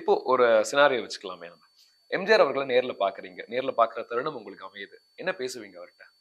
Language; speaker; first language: Tamil; native; Tamil